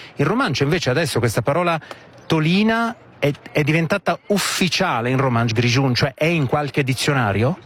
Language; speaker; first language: Italian; native; Italian